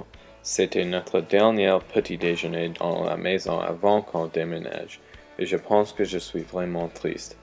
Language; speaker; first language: French; non-native, learner; English